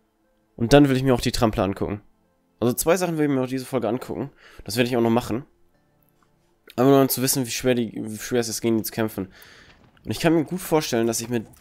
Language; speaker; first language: German; native; German